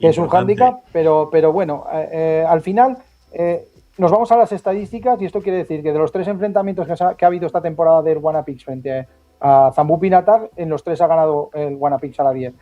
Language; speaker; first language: Spanish; native; Spanish